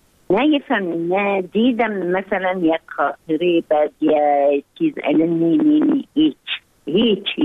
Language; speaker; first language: Persian; non-native, learner; Arabic